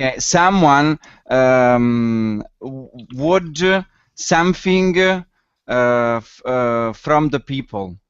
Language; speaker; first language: English; non-native, learner; Italian